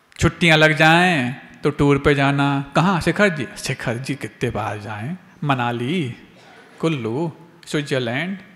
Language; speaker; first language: Hindi; native; Hindi